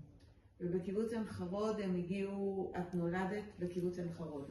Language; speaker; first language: Hebrew; native; Hebrew